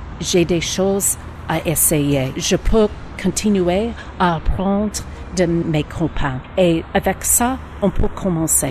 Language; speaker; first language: French; non-native, learner; English